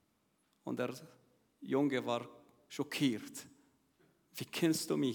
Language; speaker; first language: German; non-native, learner; Arabic